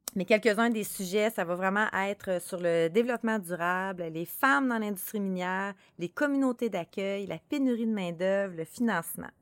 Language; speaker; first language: French; native; French